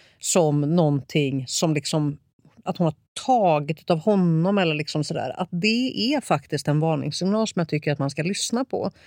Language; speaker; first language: Swedish; native; Swedish